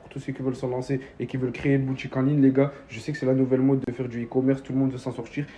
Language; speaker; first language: French; native; French